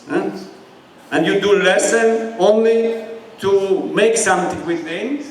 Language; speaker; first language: English; non-native, learner; Polish